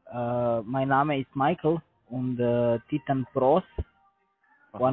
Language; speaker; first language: German; non-native, learner; English